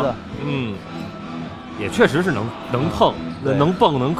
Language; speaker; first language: Chinese; native; Chinese